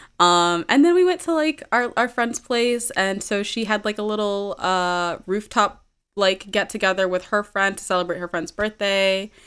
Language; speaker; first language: English; early bilingual, other home language; Amharic